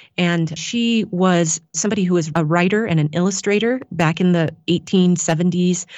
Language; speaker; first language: English; native; English